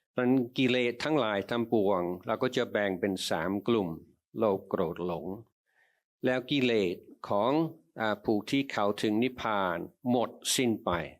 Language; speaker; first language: Thai; non-native, fluent; English